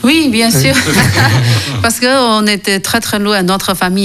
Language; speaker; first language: French; non-native, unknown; Chinese